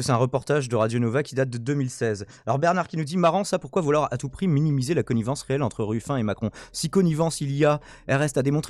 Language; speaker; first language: French; native; French